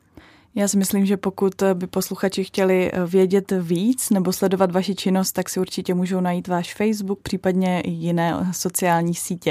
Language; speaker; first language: Czech; native; Czech